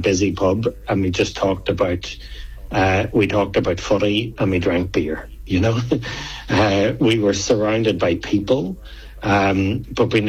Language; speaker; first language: English; native; English